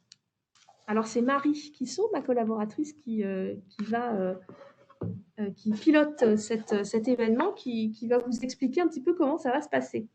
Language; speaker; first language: French; native; French